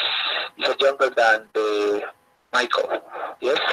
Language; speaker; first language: English; non-native, learner; Spanish